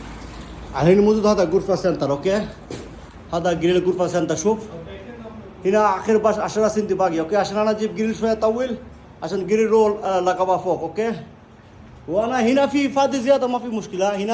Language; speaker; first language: Arabic; non-native, learner; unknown